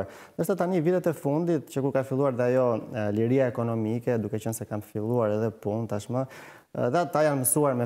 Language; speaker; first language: Albanian; native; Albanian